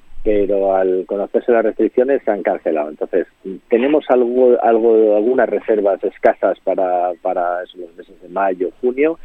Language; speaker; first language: Spanish; native; Spanish